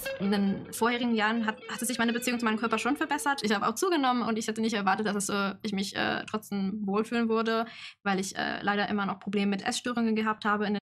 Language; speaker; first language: German; non-native, fluent; Italian